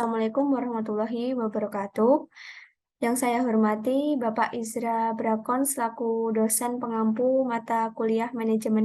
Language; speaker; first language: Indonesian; native; Indonesian